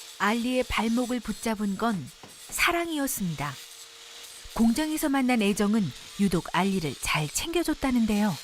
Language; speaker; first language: Korean; native; Korean